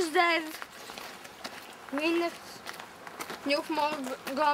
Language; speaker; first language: Polish; early bilingual, heritage; Polish